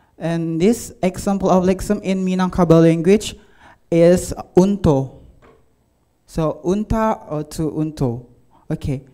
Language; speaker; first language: English; non-native, learner; Indonesian